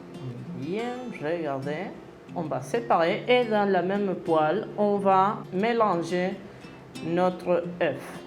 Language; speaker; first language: French; non-native, fluent; Spanish